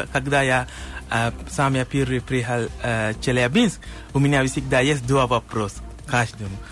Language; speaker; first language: Russian; non-native, learner; Sinhala